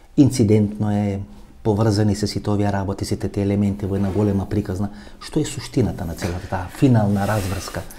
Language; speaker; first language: Macedonian; native; Macedonian